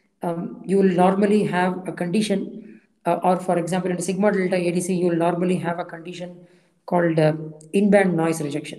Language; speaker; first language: English; non-native, local second language; Tamil